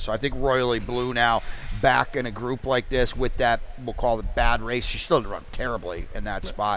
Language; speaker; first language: English; native; English